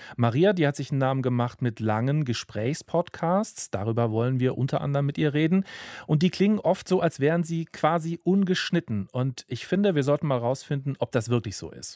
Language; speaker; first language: German; native; German